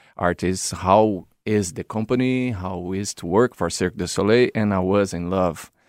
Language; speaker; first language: English; non-native, fluent; Portuguese